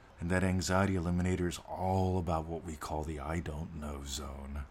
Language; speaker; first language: English; native; English